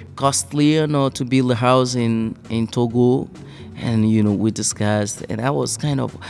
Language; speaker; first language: English; non-native, fluent; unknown